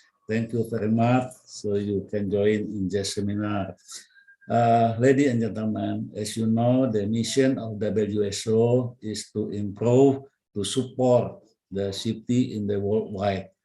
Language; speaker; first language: English; non-native, learner; Indonesian